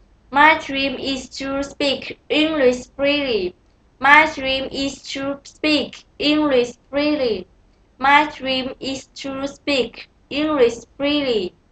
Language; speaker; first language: English; non-native, learner; Vietnamese